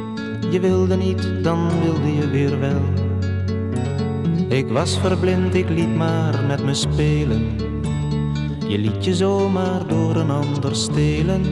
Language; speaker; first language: Dutch; native; Dutch